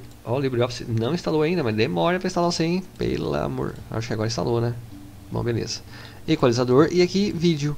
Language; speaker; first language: Portuguese; native; Portuguese